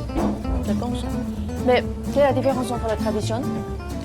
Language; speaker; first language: French; non-native, fluent; Chinese